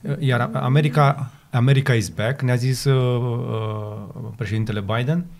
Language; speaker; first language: Romanian; native; Romanian